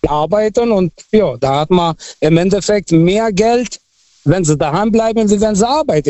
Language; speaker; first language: German; non-native, fluent; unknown